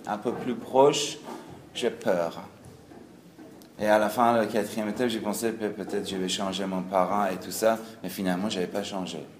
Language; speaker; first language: French; non-native, learner; Persian